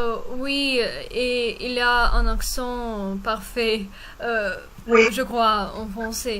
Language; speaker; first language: French; non-native, fluent; Russian